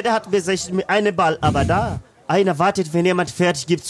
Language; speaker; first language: German; non-native, learner; Swahili